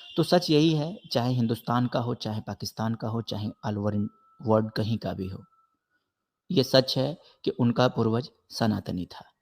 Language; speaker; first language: Hindi; native; Hindi